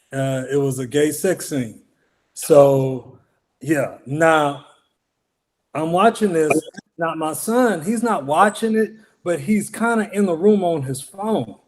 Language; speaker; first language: English; native; English